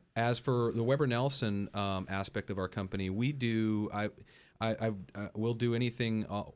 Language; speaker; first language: English; native; English